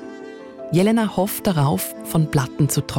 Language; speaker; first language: German; native; German